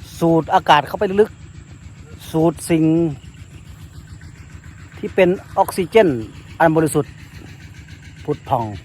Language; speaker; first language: Thai; native; Thai